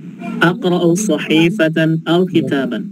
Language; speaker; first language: Arabic; non-native, fluent; Indonesian